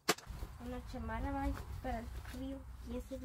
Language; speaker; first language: Spanish; early bilingual, other home language; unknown